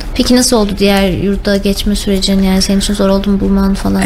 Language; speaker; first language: Turkish; native; Turkish